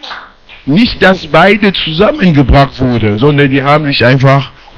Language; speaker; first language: German; non-native, fluent; French